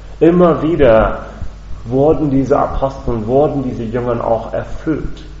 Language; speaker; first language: German; non-native, fluent; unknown